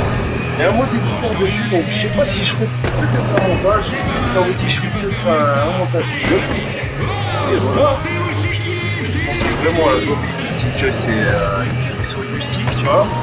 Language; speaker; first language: French; native; French